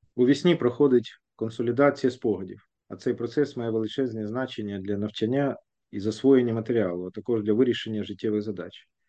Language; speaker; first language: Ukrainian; non-native, local second language; Russian